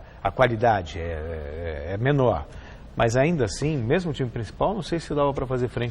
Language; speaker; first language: Portuguese; native; Portuguese